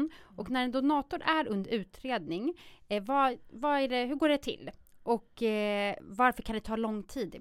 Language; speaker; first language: Swedish; native; Swedish